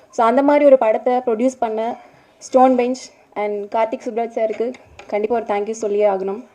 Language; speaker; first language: Tamil; native; Tamil